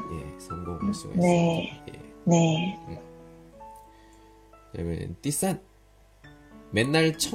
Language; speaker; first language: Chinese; non-native, learner; Korean